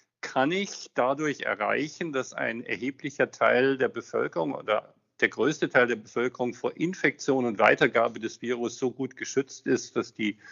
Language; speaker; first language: German; native; German